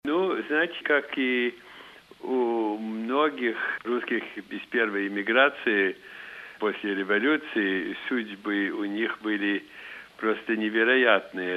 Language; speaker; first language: Russian; early bilingual, heritage; Russian